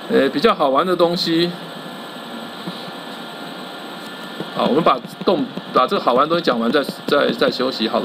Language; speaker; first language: Chinese; native; Chinese